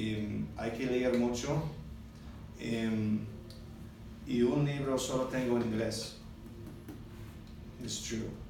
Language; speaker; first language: Spanish; non-native, learner; English